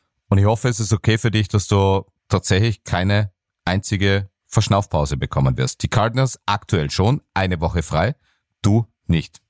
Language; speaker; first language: German; native; German